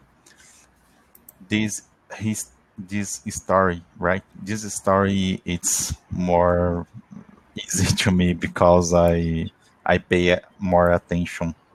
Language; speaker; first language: English; non-native, learner; Portuguese